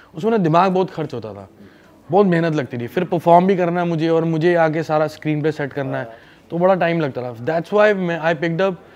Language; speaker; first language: Hindi; native; Hindi